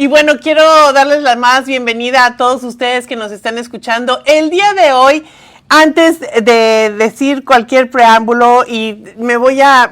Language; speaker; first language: Spanish; native; Spanish